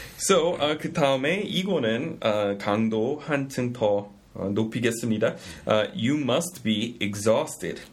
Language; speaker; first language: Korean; non-native, fluent; English